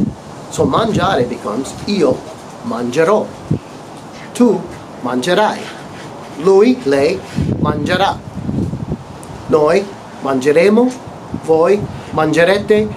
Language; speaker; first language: Italian; non-native, fluent; English